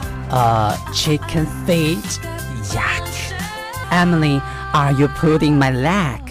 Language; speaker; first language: English; non-native, learner; Chinese